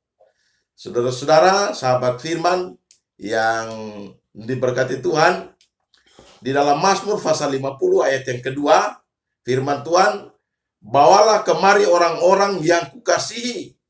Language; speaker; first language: Indonesian; native; Indonesian